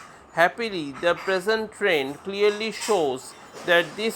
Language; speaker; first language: English; non-native, local second language; Bangla